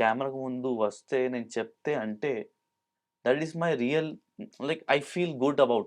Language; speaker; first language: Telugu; non-native, local second language; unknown